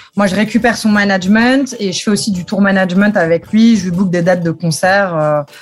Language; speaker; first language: French; native; French